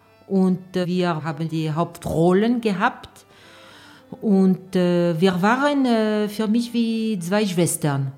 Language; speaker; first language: German; non-native, fluent; French